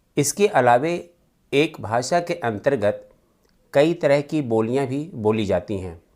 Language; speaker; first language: Hindi; native; Hindi